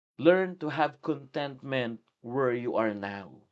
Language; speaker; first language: English; non-native, local second language; Filipino